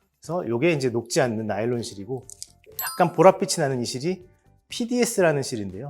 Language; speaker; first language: Korean; native; Korean